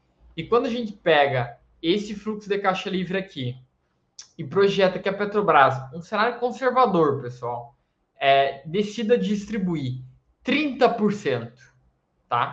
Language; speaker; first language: Portuguese; native; Portuguese